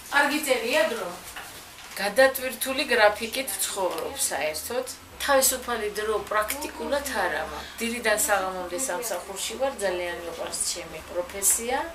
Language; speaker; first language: Georgian; native; Georgian